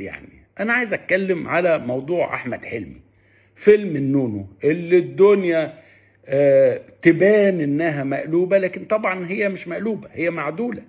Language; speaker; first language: Arabic; native; Arabic